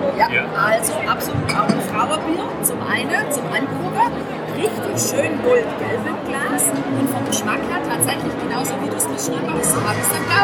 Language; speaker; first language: German; native; German